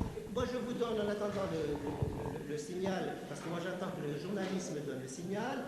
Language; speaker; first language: French; native; French